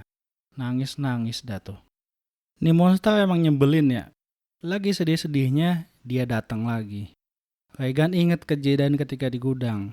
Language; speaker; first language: Indonesian; native; Indonesian